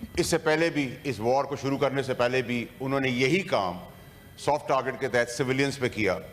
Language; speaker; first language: Urdu; native; Urdu